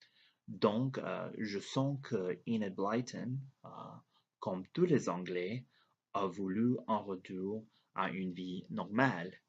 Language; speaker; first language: French; non-native, learner; English